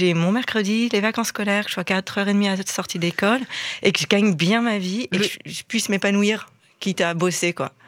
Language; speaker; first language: French; native; French